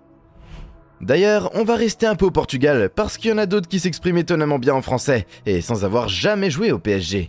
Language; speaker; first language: French; native; French